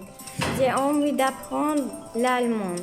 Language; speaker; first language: French; non-native, local second language; Turkish